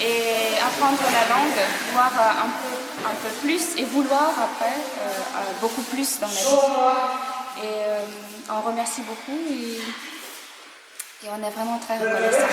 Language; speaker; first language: French; non-native, fluent; Ukrainian